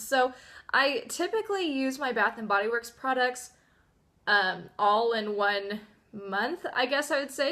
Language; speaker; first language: English; native; English